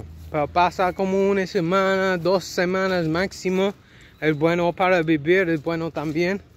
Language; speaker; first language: Spanish; non-native, learner; English